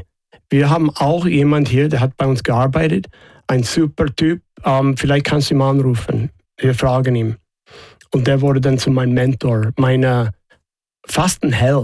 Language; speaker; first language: German; non-native, fluent; English